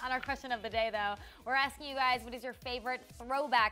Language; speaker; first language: English; native; English